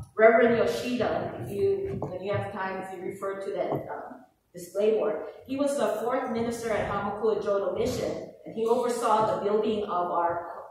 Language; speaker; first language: English; native; English